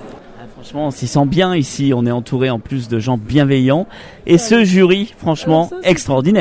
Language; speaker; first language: French; native; French